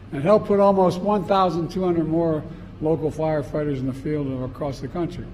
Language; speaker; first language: English; native; English